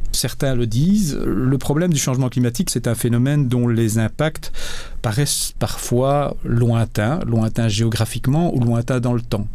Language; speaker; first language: French; native; French